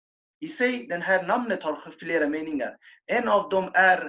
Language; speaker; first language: Swedish; non-native, fluent; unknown